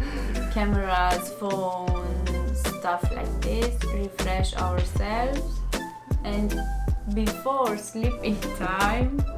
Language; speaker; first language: English; non-native, learner; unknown